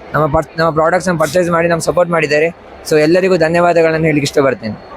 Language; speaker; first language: Kannada; native; Kannada